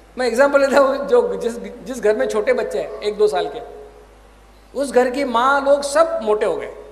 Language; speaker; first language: Hindi; non-native, local second language; Marathi